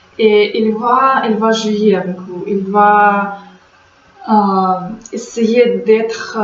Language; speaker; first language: French; non-native, fluent; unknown